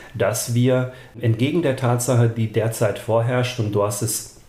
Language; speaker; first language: German; early bilingual, other home language; Bosnian